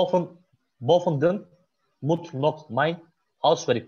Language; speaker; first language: Dutch; non-native, learner; Turkish